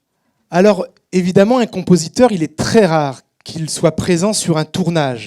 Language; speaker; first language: French; native; French